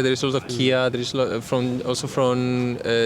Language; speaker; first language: English; non-native, fluent; Spanish